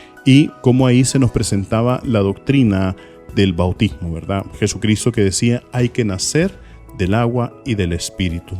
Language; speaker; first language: Spanish; native; Spanish